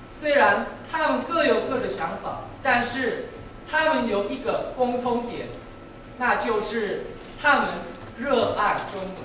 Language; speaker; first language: Chinese; non-native, learner; Korean